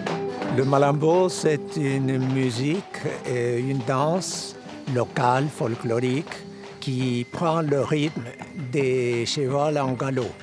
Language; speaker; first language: French; non-native, fluent; Spanish